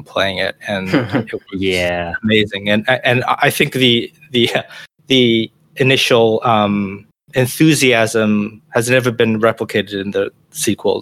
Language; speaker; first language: English; non-native, local second language; Chinese